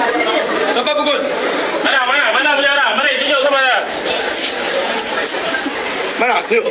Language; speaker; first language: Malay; non-native, learner; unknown